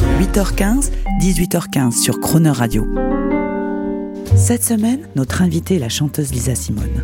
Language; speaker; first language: French; native; French